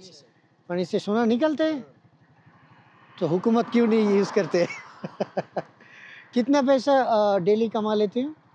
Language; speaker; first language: Hindi; non-native, fluent; Bangla